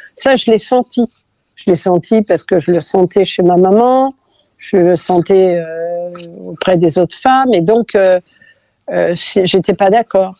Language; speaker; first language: French; early bilingual, other home language; Catalan